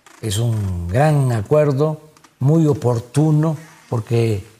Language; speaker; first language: Spanish; native; Spanish